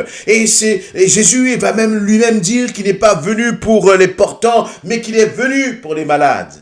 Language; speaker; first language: French; native; French